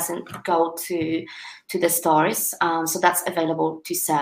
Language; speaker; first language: English; non-native, fluent; Polish